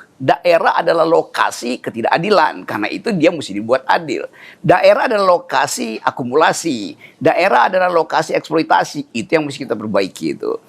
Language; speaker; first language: Indonesian; native; Indonesian